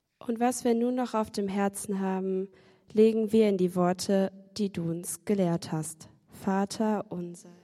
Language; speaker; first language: German; native; German